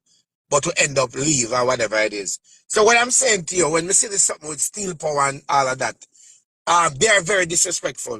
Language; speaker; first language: English; native; English